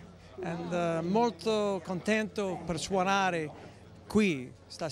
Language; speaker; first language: Italian; non-native, learner; English